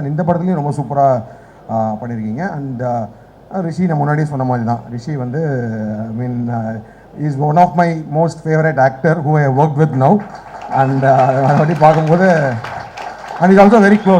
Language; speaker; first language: Tamil; native; Tamil